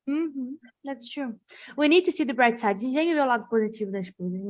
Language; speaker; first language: Portuguese; native; Portuguese